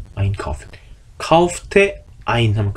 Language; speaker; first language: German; non-native, fluent; Korean